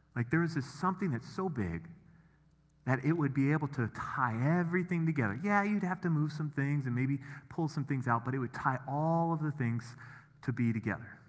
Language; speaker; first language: English; native; English